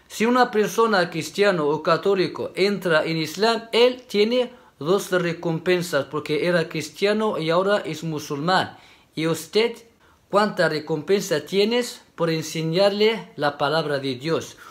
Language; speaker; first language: Spanish; non-native, fluent; Arabic